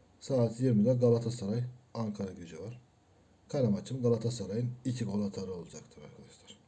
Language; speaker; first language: Turkish; native; Turkish